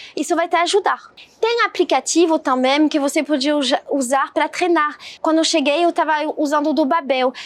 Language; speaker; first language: Portuguese; non-native, fluent; French